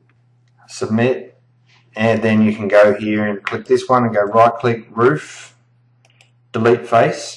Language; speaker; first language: English; native; English